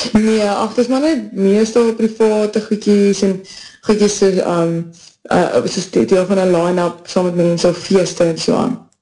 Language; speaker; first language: Afrikaans; native; Afrikaans